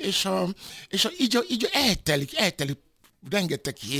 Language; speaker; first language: Hungarian; non-native, fluent; Yoruba